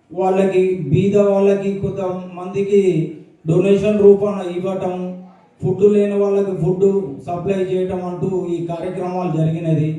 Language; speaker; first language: Telugu; native; Telugu